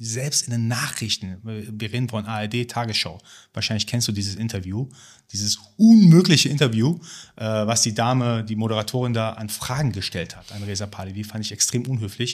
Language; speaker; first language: German; early bilingual, other home language; Persian